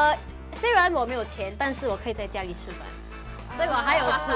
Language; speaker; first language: Chinese; non-native, local second language; English